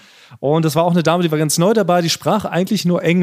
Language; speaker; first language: German; native; German